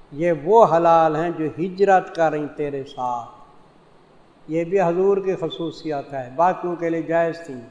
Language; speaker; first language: Urdu; non-native, local second language; Punjabi